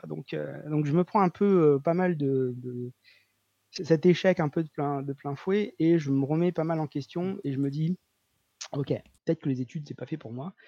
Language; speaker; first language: French; native; French